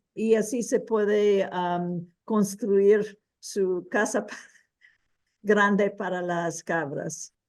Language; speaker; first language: Spanish; early bilingual, heritage; Spanish